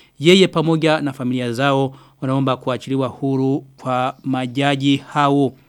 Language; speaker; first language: Swahili; non-native, local second language; Rundi